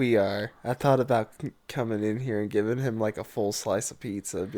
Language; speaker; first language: English; native; English